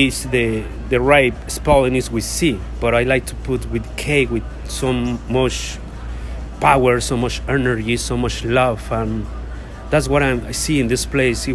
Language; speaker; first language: English; non-native, learner; Spanish